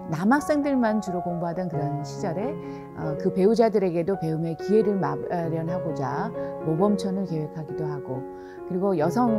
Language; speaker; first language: Korean; native; Korean